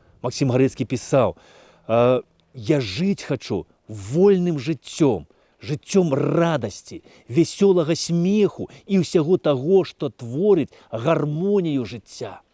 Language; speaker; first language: Belarusian; native; Belarusian